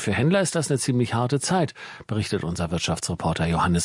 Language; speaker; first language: German; native; German